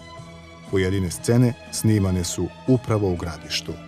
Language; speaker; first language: Bosnian; native; Bosnian